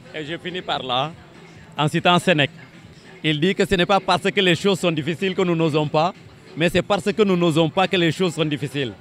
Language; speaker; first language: French; non-native, local second language; Wolof